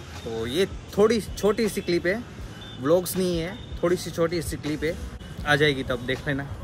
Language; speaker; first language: Hindi; non-native, local second language; Gujarati